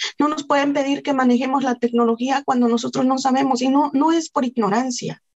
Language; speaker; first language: Spanish; non-native, local second language; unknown